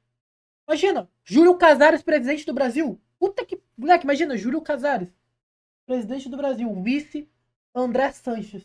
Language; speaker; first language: Portuguese; native; Portuguese